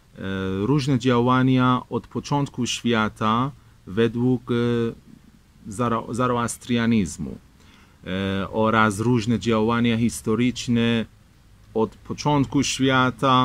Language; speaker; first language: Polish; non-native, fluent; Persian